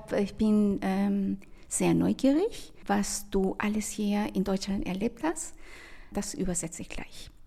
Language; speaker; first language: German; non-native, fluent; Spanish